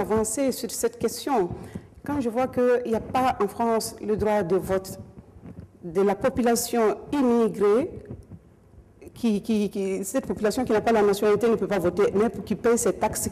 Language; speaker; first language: French; non-native, local second language; Mossi